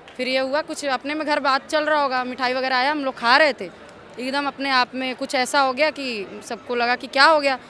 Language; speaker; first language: Hindi; native; Hindi